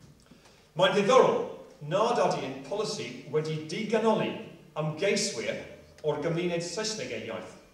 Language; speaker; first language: Welsh; non-native, local second language; English